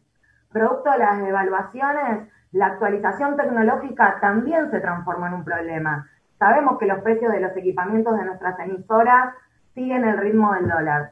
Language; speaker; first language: Spanish; native; Spanish